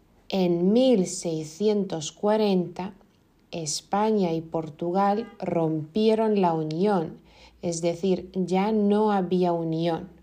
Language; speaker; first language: Spanish; non-native, fluent; Lithuanian